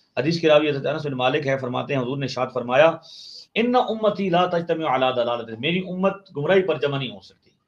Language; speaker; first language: Urdu; non-native, local second language; Punjabi